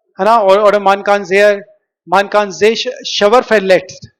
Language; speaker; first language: German; non-native, learner; Hindi